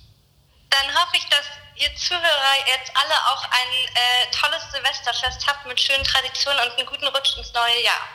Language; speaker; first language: German; native; German